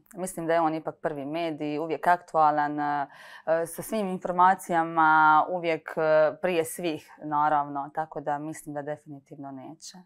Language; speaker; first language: Croatian; native; Croatian